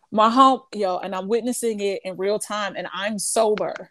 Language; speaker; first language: English; native; English